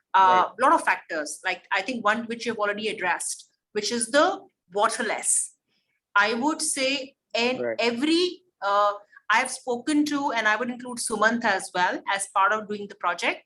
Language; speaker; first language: English; non-native, local second language; Hindi